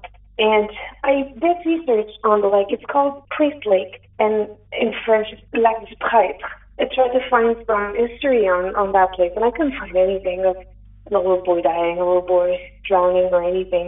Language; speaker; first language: English; non-native, fluent; French